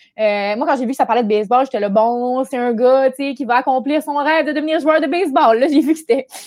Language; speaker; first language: French; native; French